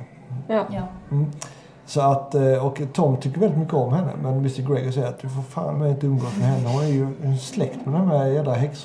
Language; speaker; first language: Swedish; native; Swedish